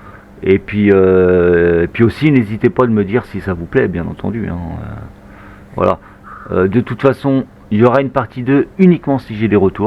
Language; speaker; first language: French; native; French